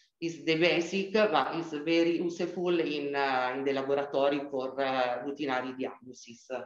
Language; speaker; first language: English; non-native, learner; Italian